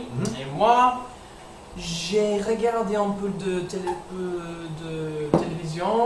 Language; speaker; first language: French; non-native, learner; English